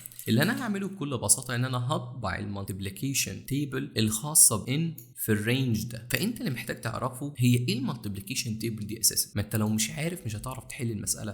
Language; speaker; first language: Arabic; native; Arabic